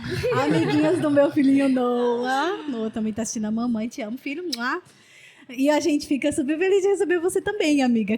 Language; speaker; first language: Portuguese; native; Portuguese